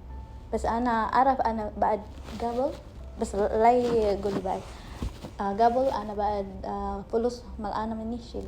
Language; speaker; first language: Arabic; non-native, learner; Filipino